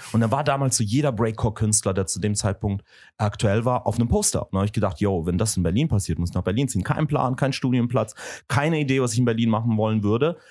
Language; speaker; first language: German; early bilingual, other home language; Russian